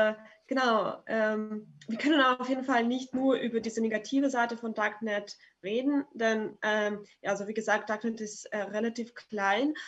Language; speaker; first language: German; non-native, fluent; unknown